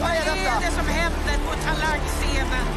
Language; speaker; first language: Swedish; native; Swedish